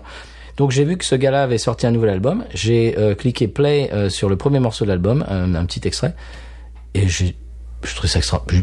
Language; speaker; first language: French; native; French